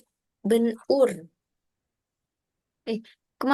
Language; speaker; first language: German; non-native, learner; Indonesian